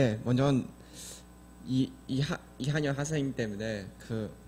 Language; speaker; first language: Korean; non-native, learner; Chinese